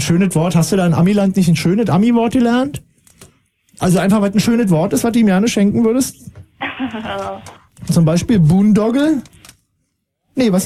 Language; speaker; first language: German; native; German